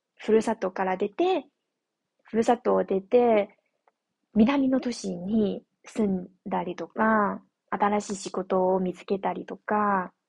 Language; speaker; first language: Japanese; non-native, fluent; Chinese